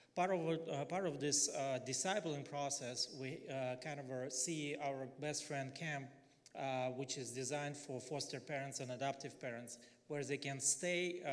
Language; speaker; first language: English; non-native, fluent; Russian